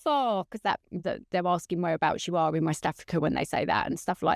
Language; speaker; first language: English; native; English